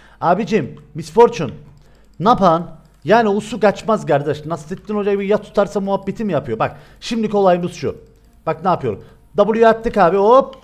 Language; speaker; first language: Turkish; native; Turkish